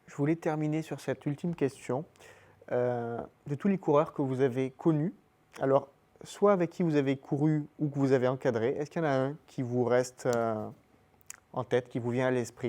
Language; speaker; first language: French; native; French